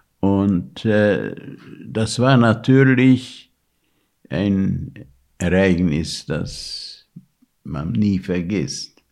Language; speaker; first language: German; non-native, fluent; Hungarian